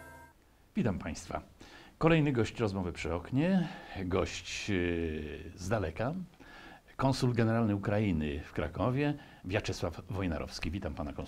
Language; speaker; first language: Polish; native; Polish